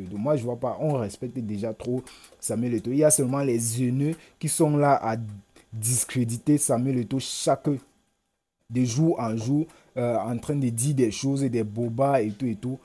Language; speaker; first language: French; native; French